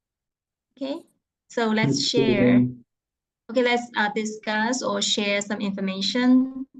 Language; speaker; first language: English; non-native, learner; Chinese